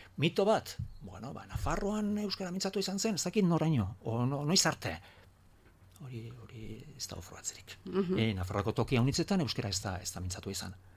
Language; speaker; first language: Basque; non-native, local second language; Spanish